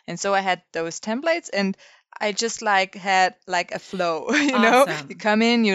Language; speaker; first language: English; non-native, fluent; German